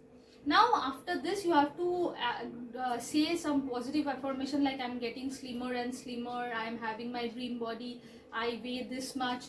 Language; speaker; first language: English; non-native, local second language; Bangla